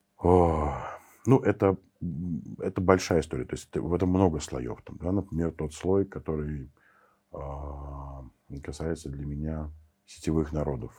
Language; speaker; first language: Russian; native; Russian